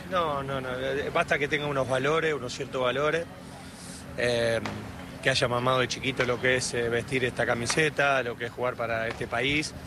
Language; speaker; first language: Spanish; native; Spanish